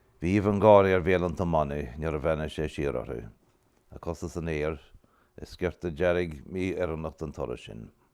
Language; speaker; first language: Irish; native; Irish